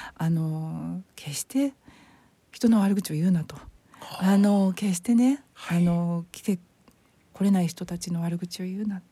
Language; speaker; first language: Japanese; native; Japanese